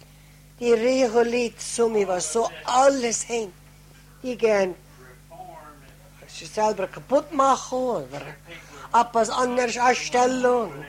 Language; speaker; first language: German; early bilingual, heritage; German